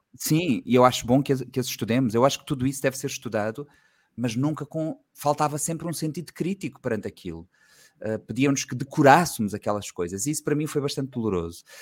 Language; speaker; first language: Portuguese; native; Portuguese